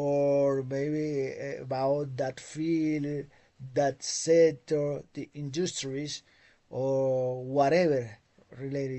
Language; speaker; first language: English; non-native, fluent; Spanish